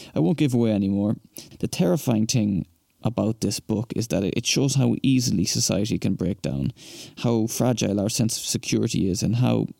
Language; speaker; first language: English; native; English